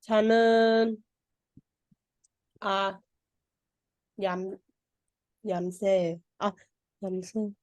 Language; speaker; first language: Korean; non-native, learner; Vietnamese